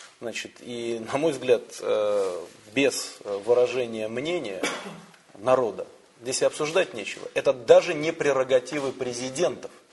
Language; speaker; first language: Russian; native; Russian